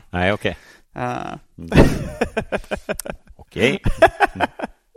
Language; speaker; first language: Swedish; native; Swedish